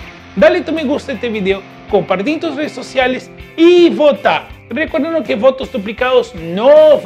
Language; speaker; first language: Spanish; native; Spanish